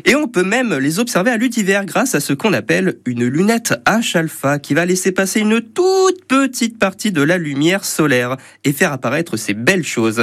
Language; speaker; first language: French; native; French